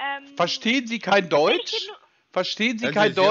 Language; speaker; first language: German; native; German